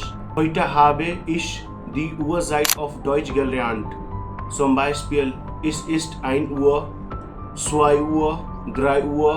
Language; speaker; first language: German; non-native, learner; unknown